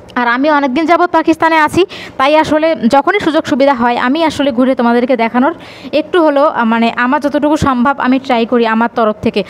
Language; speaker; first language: Bangla; native; Bangla